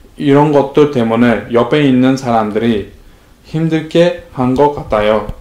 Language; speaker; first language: Korean; non-native, learner; Uzbek